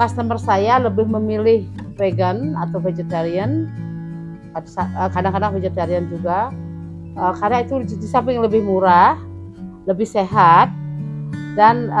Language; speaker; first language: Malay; non-native, local second language; Balinese